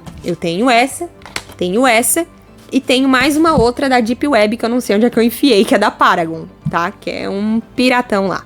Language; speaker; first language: Portuguese; native; Portuguese